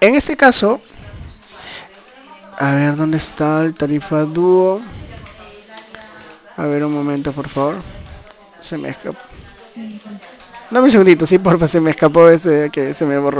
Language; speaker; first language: Spanish; native; Spanish